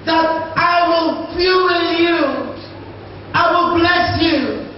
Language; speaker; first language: English; non-native, local second language; Filipino